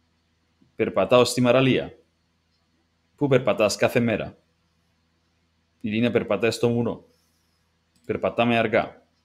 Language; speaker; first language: Greek; non-native, learner; English